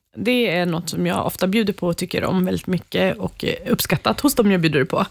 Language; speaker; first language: Swedish; early bilingual, other home language; Central Kurdish